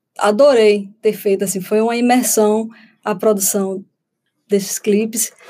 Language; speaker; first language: Portuguese; native; Portuguese